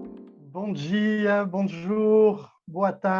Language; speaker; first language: Portuguese; non-native, fluent; French